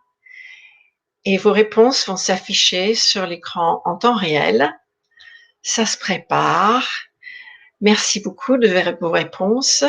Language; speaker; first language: French; non-native, fluent; English